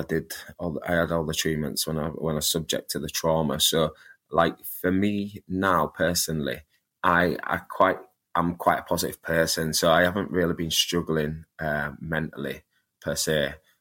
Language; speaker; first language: English; native; English